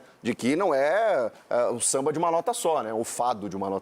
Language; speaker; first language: Portuguese; native; Portuguese